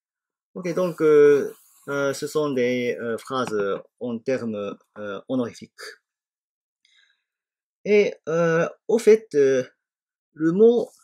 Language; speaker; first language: French; non-native, fluent; Japanese